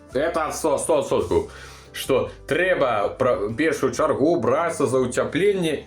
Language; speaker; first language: Belarusian; native; Belarusian